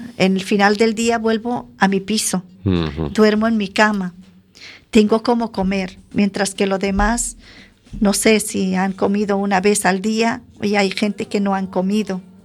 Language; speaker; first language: Spanish; non-native, fluent; Arabic